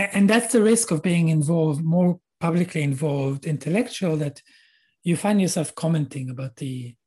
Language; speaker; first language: English; non-native, fluent; Hebrew